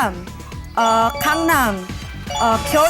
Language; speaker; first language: Korean; non-native, learner; English